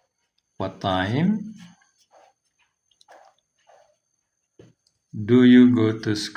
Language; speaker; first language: English; non-native, fluent; Indonesian